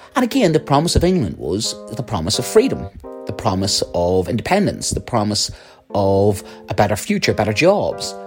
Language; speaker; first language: English; native; English